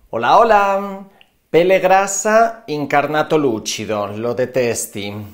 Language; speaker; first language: Italian; non-native, fluent; Spanish